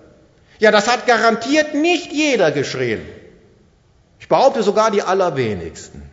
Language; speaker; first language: German; native; German